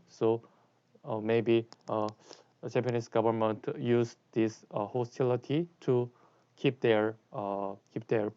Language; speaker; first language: English; non-native, learner; Korean